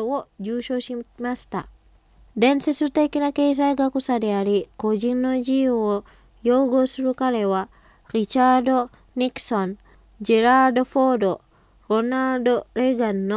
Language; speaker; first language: Japanese; non-native, fluent; Indonesian